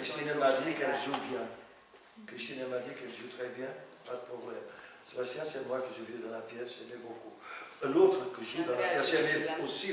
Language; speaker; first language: French; non-native, fluent; Portuguese